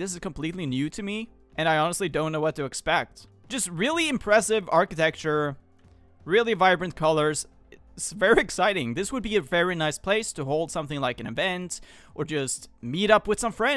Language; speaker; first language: English; non-native, fluent; Swedish